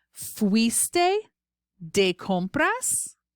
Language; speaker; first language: Spanish; non-native, fluent; English